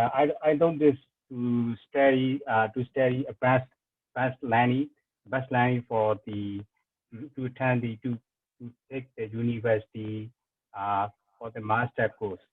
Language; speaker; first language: English; non-native, learner; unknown